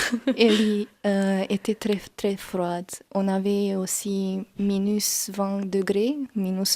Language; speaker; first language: French; non-native, learner; Hungarian